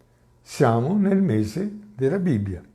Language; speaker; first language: Italian; non-native, fluent; Portuguese